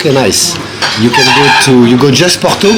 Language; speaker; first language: English; non-native, learner; French